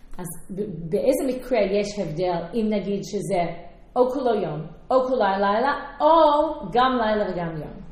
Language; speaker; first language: Hebrew; non-native, fluent; English